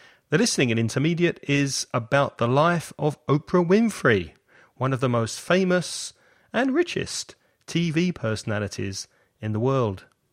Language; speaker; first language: English; native; English